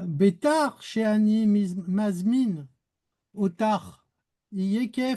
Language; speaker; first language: Hebrew; non-native, learner; French